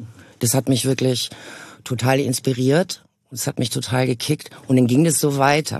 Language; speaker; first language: German; native; German